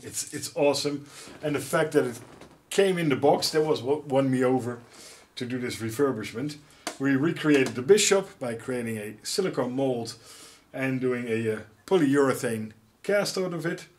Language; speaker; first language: English; non-native, fluent; Dutch